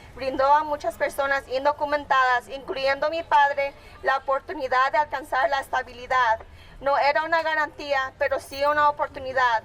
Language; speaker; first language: Spanish; early bilingual, heritage; Spanish